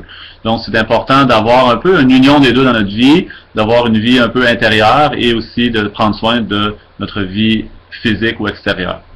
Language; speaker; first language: French; native; French